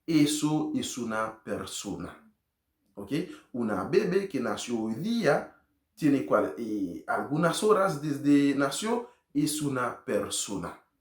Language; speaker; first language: Spanish; non-native, learner; Haitian Creole